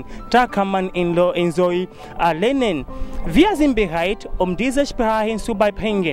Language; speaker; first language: German; non-native, learner; Swahili